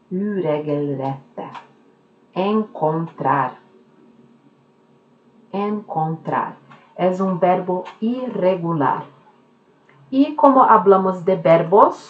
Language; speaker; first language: Spanish; non-native, fluent; Norwegian